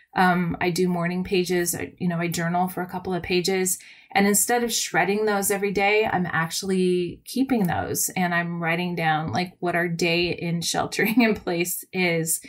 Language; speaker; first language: English; native; English